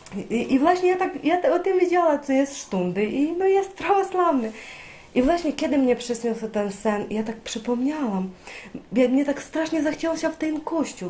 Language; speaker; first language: Polish; non-native, learner; Ukrainian